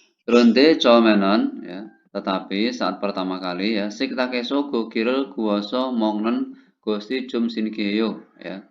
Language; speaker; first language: Korean; non-native, fluent; Indonesian